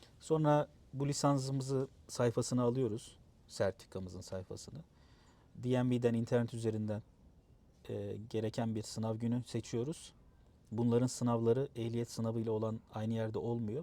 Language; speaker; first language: Turkish; native; Turkish